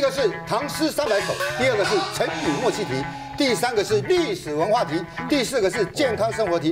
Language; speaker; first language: Chinese; native; Chinese